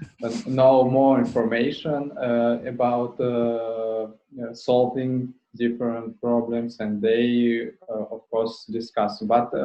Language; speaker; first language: English; non-native, learner; Russian